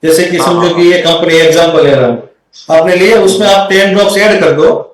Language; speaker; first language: Hindi; non-native, local second language; Gujarati